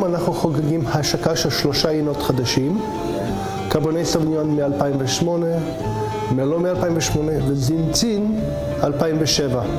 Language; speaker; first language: Hebrew; non-native, fluent; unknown